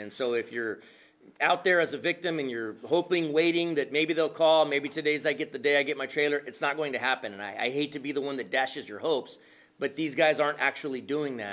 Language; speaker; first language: English; early bilingual, other home language; Spanish